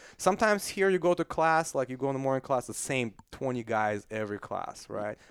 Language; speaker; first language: English; non-native, fluent; Russian